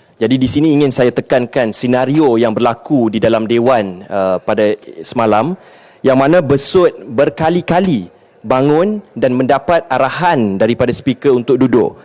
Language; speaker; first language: Malay; native; Malay